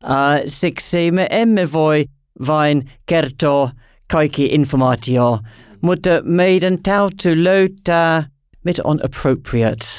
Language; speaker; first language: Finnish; non-native, learner; English